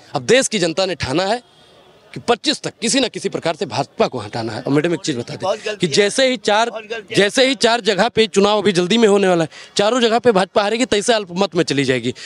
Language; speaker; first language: Hindi; native; Hindi